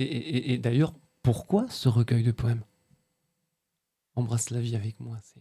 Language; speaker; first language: French; native; French